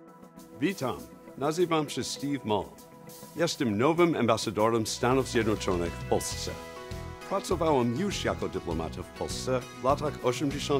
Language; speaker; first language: Polish; non-native, fluent; English